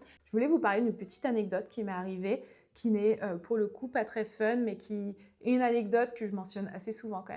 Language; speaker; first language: French; native; French